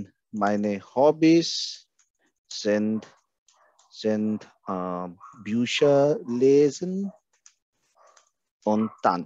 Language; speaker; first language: German; non-native, fluent; Hindi